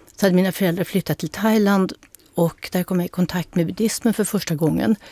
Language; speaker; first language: Swedish; early bilingual, heritage; Swedish